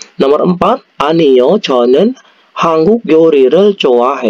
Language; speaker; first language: Korean; non-native, fluent; Indonesian